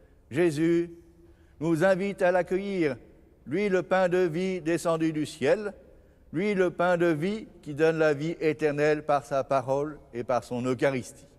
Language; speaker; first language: French; native; French